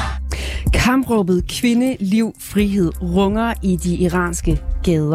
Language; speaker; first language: Danish; native; Danish